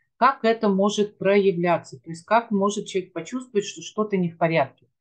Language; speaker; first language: Russian; native; Russian